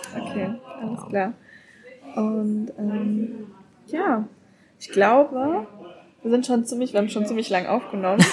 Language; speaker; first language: German; native; German